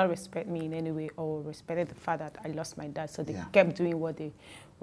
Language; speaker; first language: English; non-native, local second language; Igbo